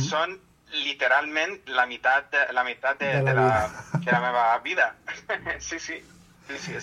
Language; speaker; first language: Catalan; non-native, fluent; Arabic